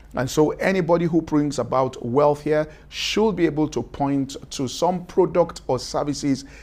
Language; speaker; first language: English; non-native, local second language; Yoruba